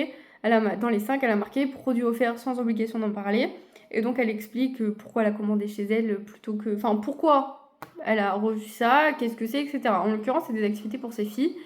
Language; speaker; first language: French; native; French